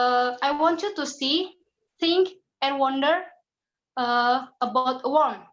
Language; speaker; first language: English; non-native, learner; Indonesian